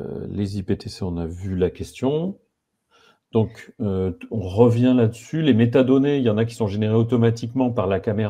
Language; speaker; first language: French; native; French